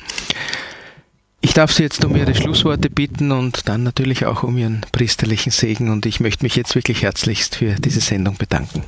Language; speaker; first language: German; native; German